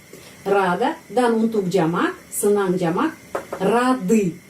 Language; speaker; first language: Indonesian; non-native, fluent; Russian